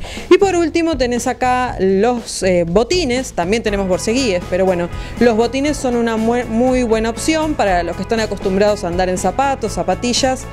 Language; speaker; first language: Spanish; native; Spanish